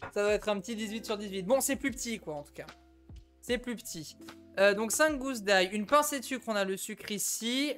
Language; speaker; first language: French; native; French